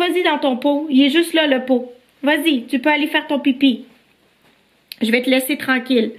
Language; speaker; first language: French; native; French